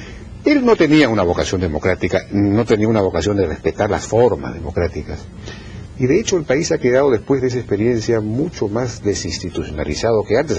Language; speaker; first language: Spanish; native; Spanish